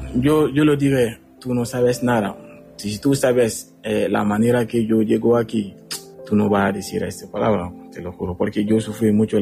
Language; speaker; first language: Spanish; non-native, learner; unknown